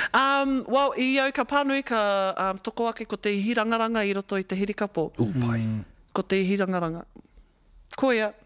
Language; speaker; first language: Māori; non-native, local second language; English